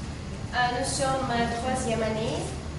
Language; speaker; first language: French; non-native, learner; Arabic